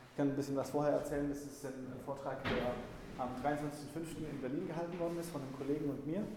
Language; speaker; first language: German; native; German